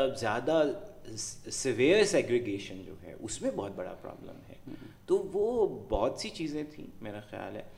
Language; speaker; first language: Urdu; non-native, local second language; Punjabi